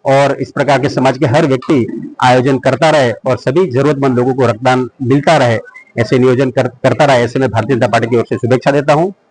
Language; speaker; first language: Hindi; non-native, local second language; Marathi